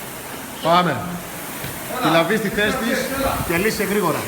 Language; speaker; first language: Greek; native; Greek